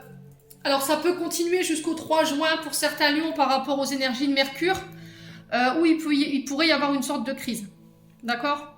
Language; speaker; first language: French; native; French